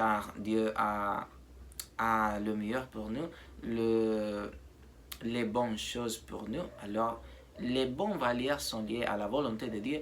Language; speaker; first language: French; non-native, learner; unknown